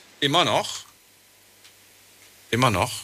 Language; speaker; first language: German; native; German